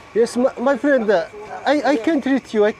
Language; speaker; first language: English; non-native, learner; Mongolian